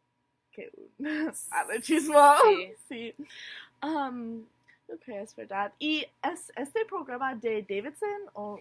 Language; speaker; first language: Spanish; non-native, learner; English